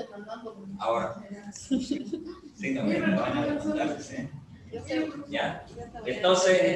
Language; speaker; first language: Spanish; native; Spanish